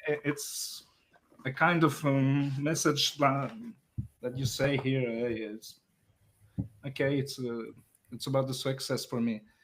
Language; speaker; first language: English; non-native, learner; French